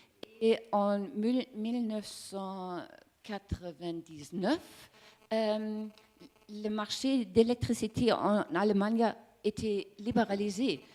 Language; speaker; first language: French; non-native, learner; German